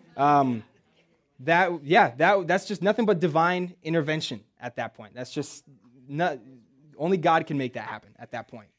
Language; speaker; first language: English; early bilingual, other home language; Russian